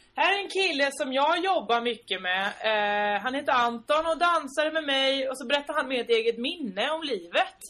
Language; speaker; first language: Swedish; native; Swedish